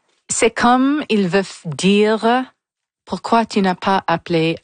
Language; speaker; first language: French; non-native, local second language; English